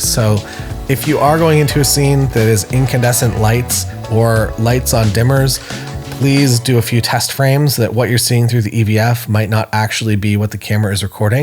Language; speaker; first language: English; native; English